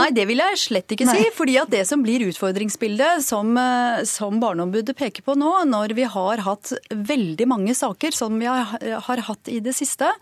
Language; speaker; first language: Norwegian; native; Norwegian